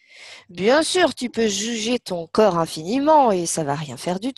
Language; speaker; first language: French; native; French